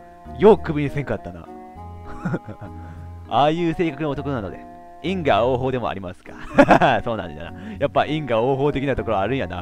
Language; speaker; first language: Japanese; native; Japanese